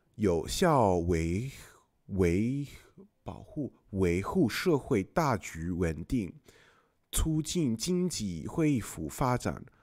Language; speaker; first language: Chinese; non-native, fluent; English